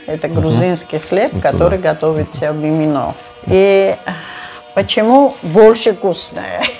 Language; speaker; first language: Russian; non-native, local second language; Georgian